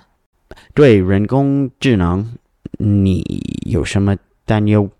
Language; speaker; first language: Chinese; non-native, learner; English